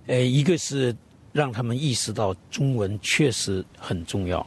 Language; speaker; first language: Chinese; native; Chinese